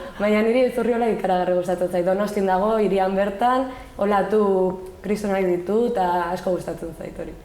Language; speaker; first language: Basque; non-native, local second language; Spanish